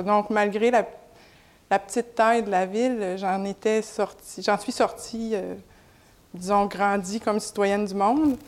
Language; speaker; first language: French; native; French